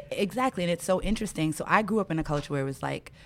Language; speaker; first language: English; native; English